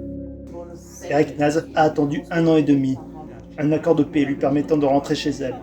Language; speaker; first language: French; native; French